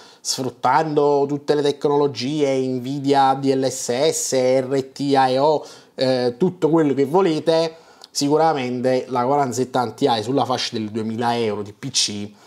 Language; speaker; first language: Italian; native; Italian